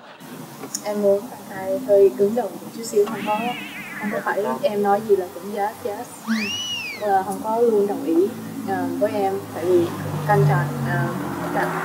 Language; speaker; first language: Vietnamese; early bilingual, heritage; Vietnamese